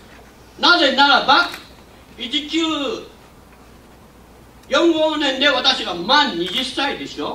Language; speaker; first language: Japanese; non-native, local second language; Min Nan Chinese